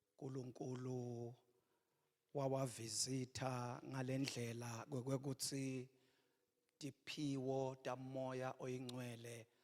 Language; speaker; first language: Zulu; non-native, local second language; Swati